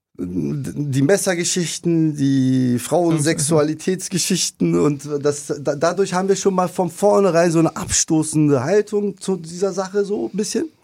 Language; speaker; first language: German; non-native, fluent; Turkish